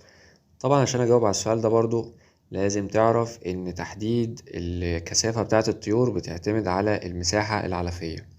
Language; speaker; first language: Arabic; native; Arabic